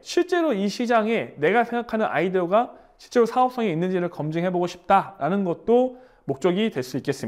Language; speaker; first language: Korean; native; Korean